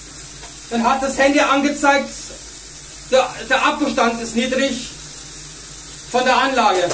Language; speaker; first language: German; native; German